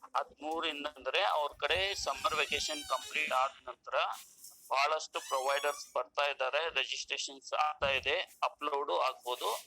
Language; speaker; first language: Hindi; non-native, local second language; Kannada